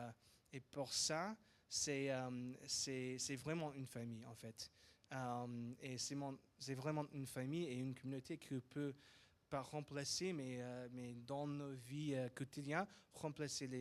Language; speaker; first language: French; non-native, fluent; English